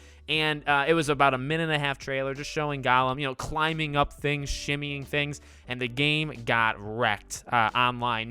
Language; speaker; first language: English; native; English